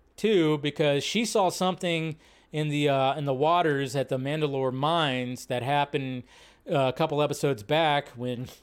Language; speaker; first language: English; native; English